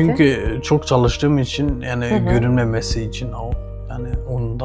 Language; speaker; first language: Turkish; early bilingual, heritage; Turkish